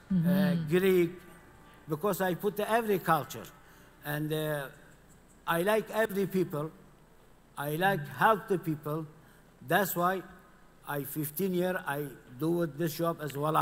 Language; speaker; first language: English; non-native, learner; Kurdish